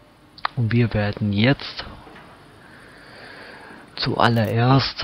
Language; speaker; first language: German; native; German